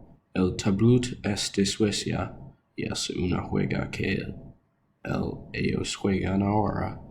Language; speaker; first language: Spanish; non-native, learner; English